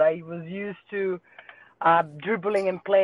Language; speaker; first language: English; non-native, fluent; Portuguese